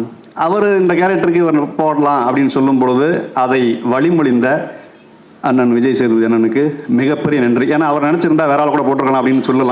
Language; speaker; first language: Tamil; native; Tamil